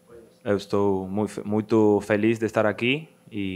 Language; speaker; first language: Portuguese; non-native, learner; Spanish